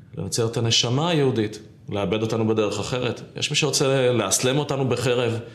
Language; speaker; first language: Hebrew; native; Hebrew